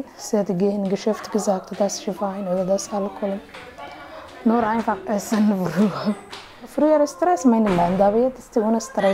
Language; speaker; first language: German; non-native, learner; Somali